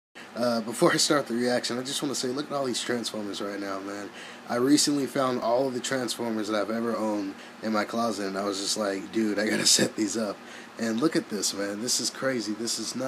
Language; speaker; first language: English; native; English